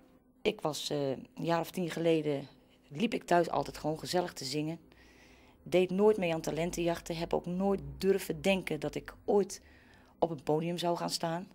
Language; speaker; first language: Dutch; native; Dutch